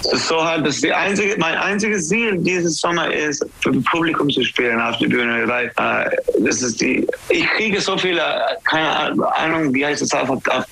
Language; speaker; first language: German; non-native, learner; English